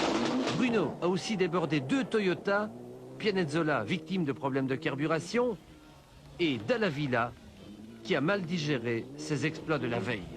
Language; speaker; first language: French; native; French